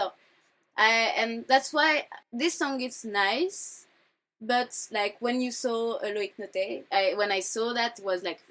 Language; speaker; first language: English; non-native, fluent; French